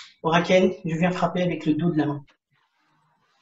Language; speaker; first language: French; native; French